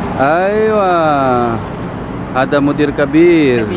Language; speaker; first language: Arabic; non-native, learner; Filipino